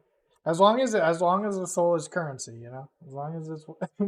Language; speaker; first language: English; native; English